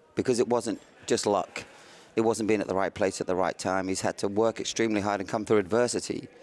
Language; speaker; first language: English; native; English